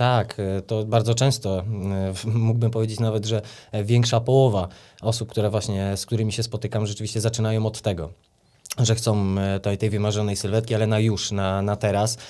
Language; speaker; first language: Polish; native; Polish